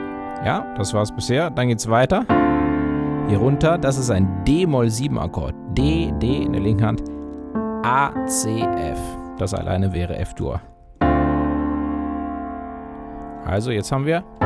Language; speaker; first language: German; native; German